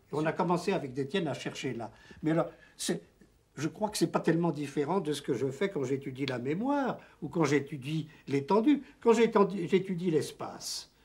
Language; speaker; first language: French; native; French